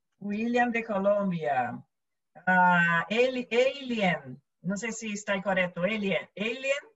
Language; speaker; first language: Spanish; non-native, local second language; Portuguese